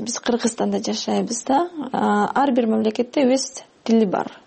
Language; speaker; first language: Kyrgyz; non-native, fluent; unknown